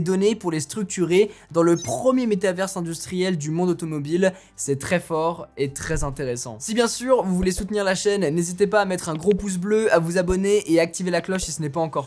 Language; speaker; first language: French; native; French